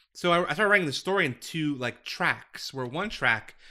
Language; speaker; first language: English; native; English